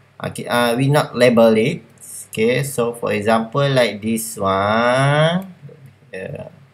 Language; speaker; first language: English; non-native, local second language; Malay